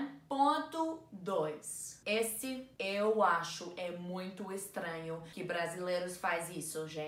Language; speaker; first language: Portuguese; non-native, learner; English